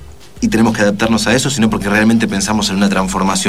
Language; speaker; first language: Spanish; native; Spanish